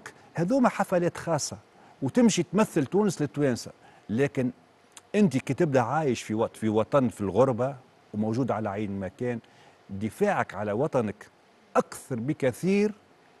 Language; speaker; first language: Arabic; native; Arabic